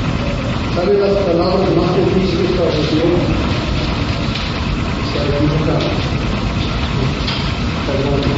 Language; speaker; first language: Spanish; non-native, fluent; English